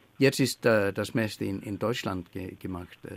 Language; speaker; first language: German; non-native, learner; Faroese